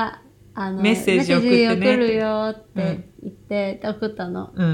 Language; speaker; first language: Japanese; non-native, fluent; Cantonese